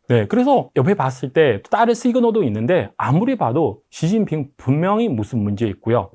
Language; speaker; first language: Korean; non-native, fluent; Chinese